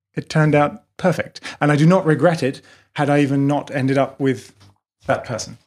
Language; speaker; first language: English; native; English